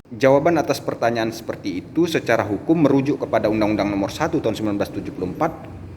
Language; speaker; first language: Indonesian; native; Indonesian